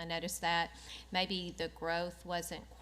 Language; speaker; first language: English; native; English